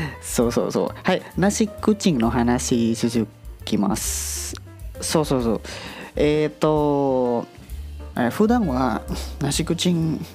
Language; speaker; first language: Japanese; non-native, learner; Indonesian